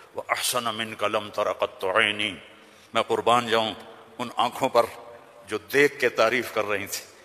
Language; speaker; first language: Urdu; non-native, local second language; Punjabi